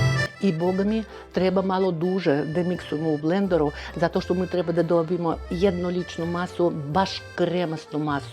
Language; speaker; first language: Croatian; non-native, fluent; Russian